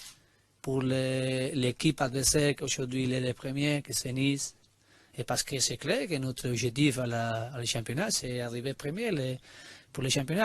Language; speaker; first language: French; non-native, learner; Spanish